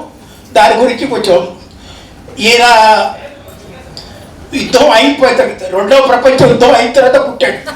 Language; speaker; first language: Telugu; native; Telugu